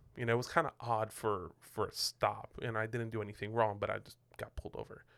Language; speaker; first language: English; non-native, fluent; Spanish